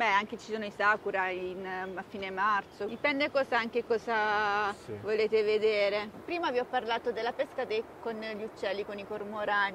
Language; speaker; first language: Italian; native; Italian